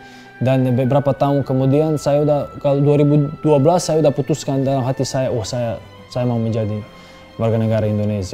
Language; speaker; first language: Indonesian; non-native, fluent; Serbian